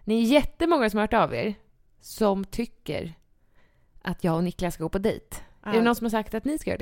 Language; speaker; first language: Swedish; native; Swedish